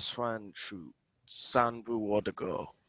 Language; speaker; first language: Chinese; non-native, learner; English